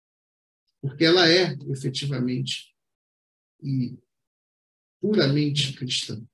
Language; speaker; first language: Portuguese; native; Portuguese